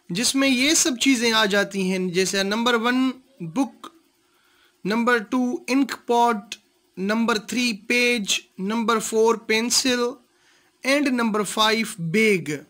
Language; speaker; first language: Urdu; non-native, local second language; Sindhi